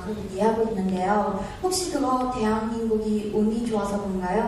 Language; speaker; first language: Korean; non-native, fluent; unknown